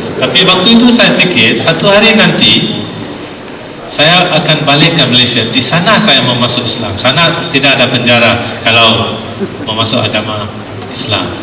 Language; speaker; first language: Malay; non-native, local second language; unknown